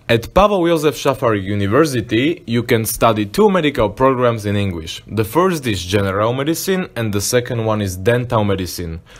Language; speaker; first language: English; non-native, fluent; Slovak